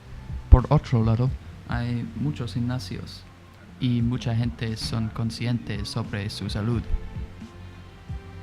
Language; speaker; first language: Spanish; non-native, learner; English